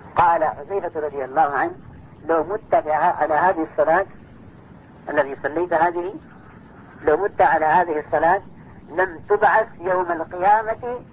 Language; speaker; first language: Arabic; non-native, fluent; Urdu